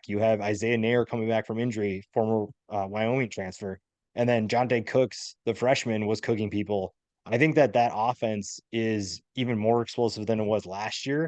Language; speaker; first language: English; native; English